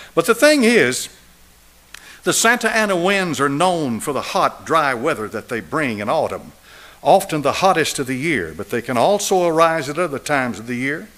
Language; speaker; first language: English; native; English